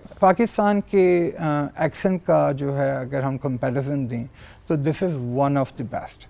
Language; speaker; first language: Urdu; native; Urdu